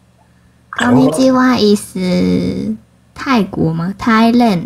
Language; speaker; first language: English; non-native, learner; Chinese